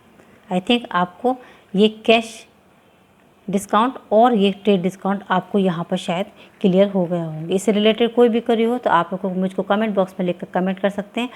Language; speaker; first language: Hindi; native; Hindi